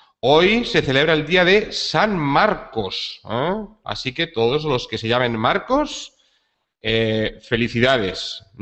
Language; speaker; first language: Spanish; native; Spanish